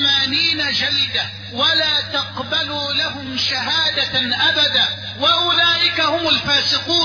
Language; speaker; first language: Arabic; native; Arabic